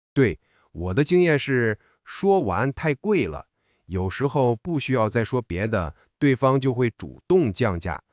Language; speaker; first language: Chinese; non-native, fluent; English